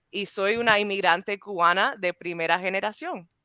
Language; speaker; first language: Spanish; early bilingual, heritage; Spanish